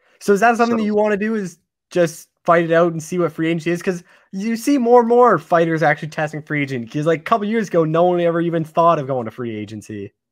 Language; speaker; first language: English; native; English